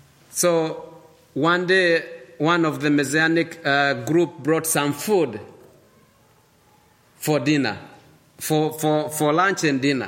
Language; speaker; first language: English; non-native, local second language; Kikuyu